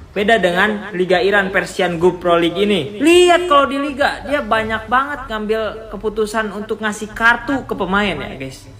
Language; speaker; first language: Indonesian; native; Indonesian